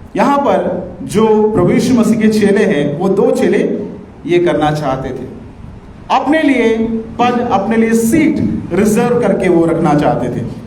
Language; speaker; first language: Hindi; non-native, local second language; Marathi